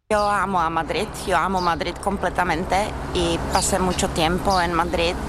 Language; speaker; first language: Spanish; non-native, fluent; Czech